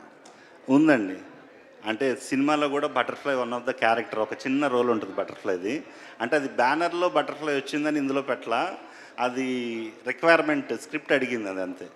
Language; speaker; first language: Telugu; native; Telugu